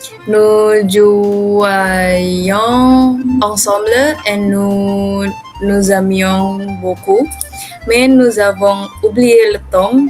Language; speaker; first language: French; non-native, learner; Indonesian